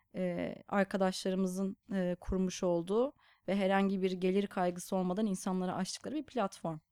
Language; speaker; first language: Turkish; native; Turkish